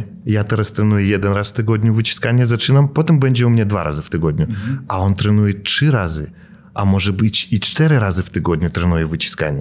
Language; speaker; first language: Polish; non-native, fluent; Russian